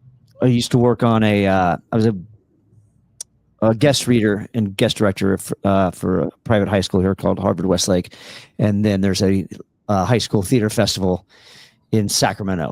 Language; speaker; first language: English; native; English